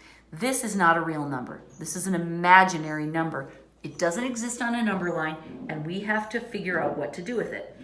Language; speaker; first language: English; native; English